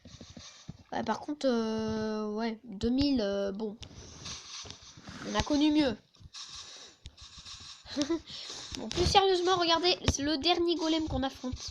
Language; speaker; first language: French; native; French